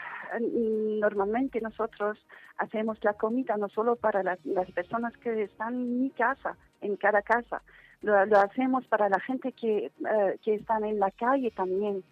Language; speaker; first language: Spanish; non-native, fluent; Arabic